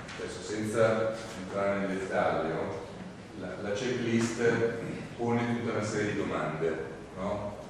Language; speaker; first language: Italian; native; Italian